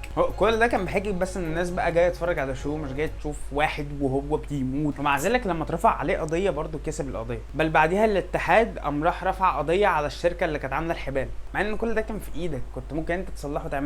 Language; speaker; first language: Arabic; native; Arabic